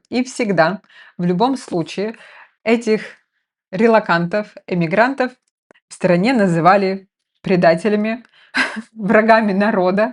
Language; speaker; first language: Russian; native; Russian